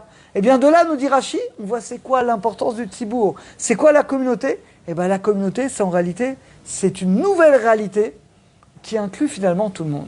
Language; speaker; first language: French; native; French